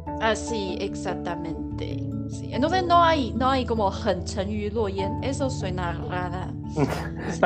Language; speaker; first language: Spanish; non-native, learner; Chinese